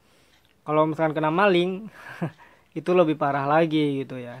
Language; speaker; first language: Indonesian; native; Indonesian